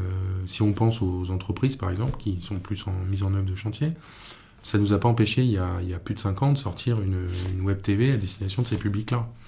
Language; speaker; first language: French; native; French